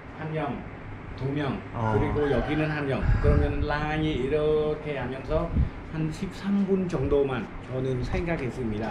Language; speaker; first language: Korean; non-native, learner; Khmer